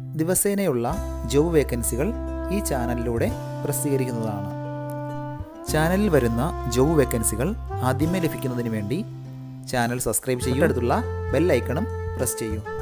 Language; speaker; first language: Malayalam; native; Malayalam